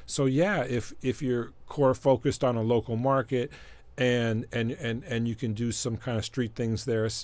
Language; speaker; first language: English; native; English